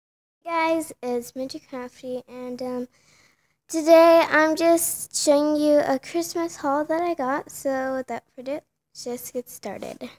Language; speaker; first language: English; native; English